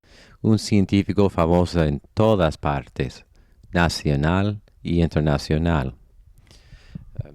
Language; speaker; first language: Spanish; non-native, fluent; English